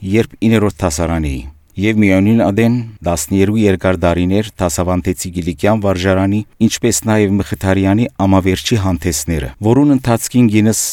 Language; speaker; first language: Armenian; native; Armenian